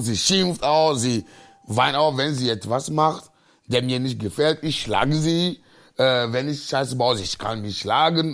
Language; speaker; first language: German; non-native, fluent; Ewe